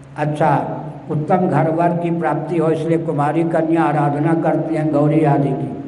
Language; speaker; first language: Hindi; non-native, local second language; Maithili